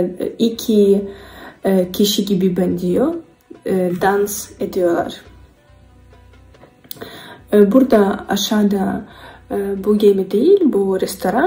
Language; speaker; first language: Turkish; non-native, learner; Ukrainian